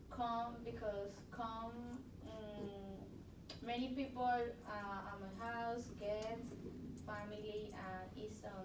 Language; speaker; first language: English; non-native, learner; Spanish